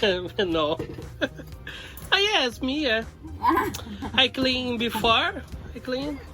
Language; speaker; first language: English; non-native, learner; Portuguese